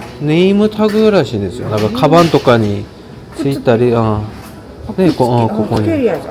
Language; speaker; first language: Japanese; non-native, learner; Korean